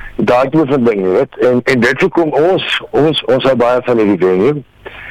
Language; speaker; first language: Afrikaans; non-native, local second language; English